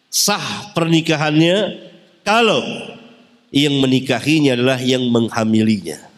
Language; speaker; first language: Malay; native; Malay